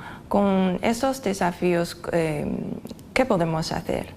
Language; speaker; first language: Spanish; non-native, fluent; Chinese